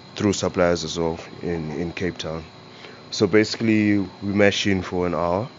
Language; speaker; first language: English; non-native, local second language; Shona